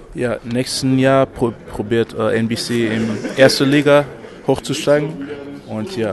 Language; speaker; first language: German; non-native, fluent; English